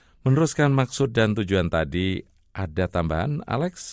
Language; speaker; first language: Indonesian; native; Indonesian